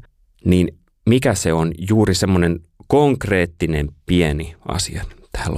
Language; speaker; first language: Finnish; native; Finnish